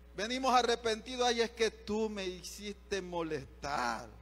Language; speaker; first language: Spanish; native; Spanish